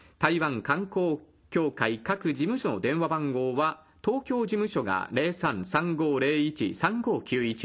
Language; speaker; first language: Japanese; native; Japanese